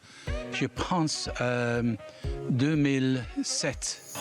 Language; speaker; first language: French; non-native, fluent; English